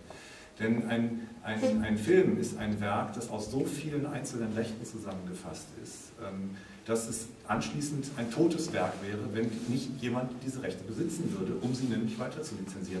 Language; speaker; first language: German; native; German